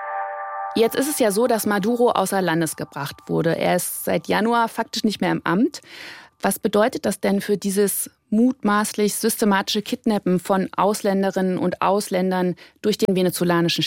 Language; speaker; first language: German; native; German